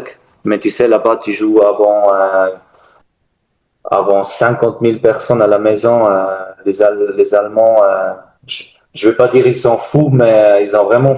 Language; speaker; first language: French; non-native, learner; German